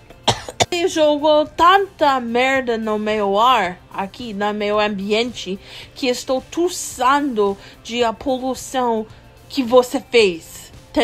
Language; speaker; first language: Portuguese; non-native, learner; English